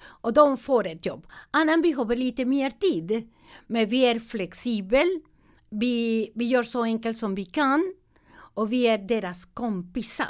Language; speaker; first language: Swedish; non-native, learner; Spanish